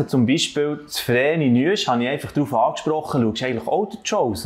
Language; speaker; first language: German; native; German